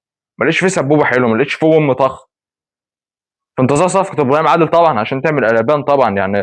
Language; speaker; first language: Arabic; native; Arabic